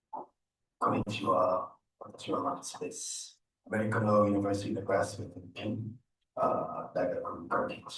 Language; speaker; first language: Japanese; non-native, learner; English